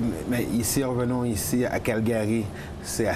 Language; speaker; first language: French; native; French